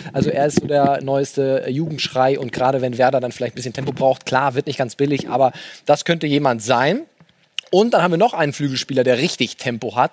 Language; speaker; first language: German; native; German